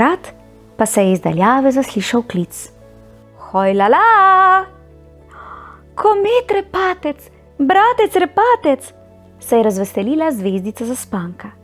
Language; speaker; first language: Slovenian; native; Slovenian